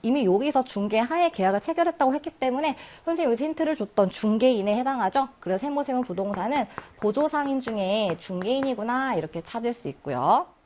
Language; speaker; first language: Korean; native; Korean